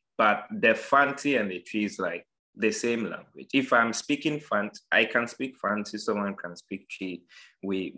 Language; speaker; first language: English; non-native, local second language; Akan